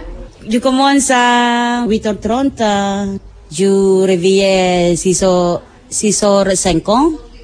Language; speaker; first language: French; non-native, learner; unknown